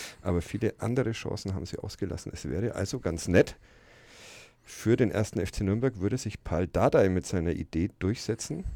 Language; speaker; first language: German; native; German